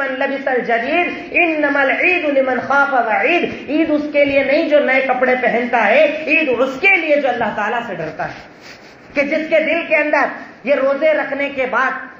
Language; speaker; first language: Urdu; native; Urdu